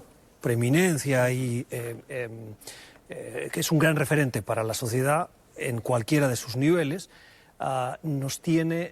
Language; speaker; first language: Spanish; native; Spanish